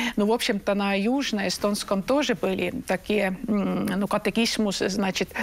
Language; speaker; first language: Russian; non-native, learner; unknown